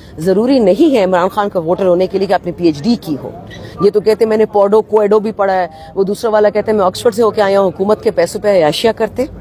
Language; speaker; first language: Urdu; non-native, local second language; Pashto